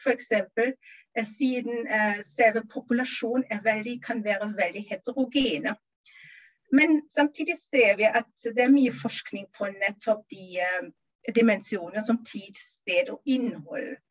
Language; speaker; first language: Norwegian; non-native, fluent; German